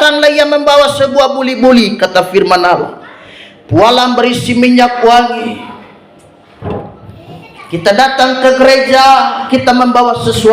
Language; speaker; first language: Indonesian; native; Indonesian